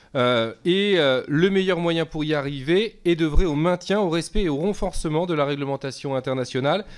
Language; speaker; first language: French; native; French